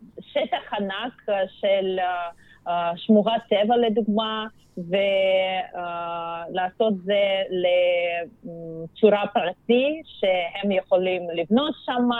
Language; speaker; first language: Hebrew; non-native, fluent; Russian